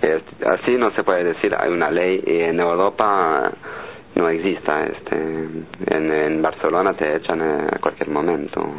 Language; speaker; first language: Spanish; non-native, fluent; French